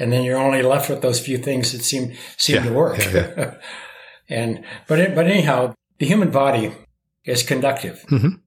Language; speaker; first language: English; native; English